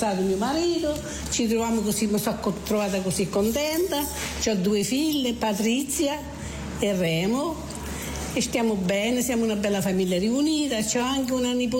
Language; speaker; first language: Italian; native; Italian